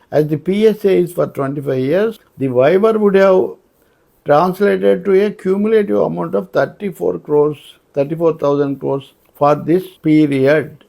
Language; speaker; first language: English; non-native, local second language; Telugu